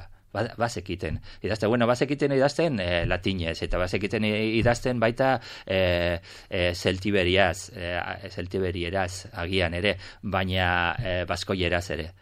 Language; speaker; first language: Basque; non-native, local second language; Spanish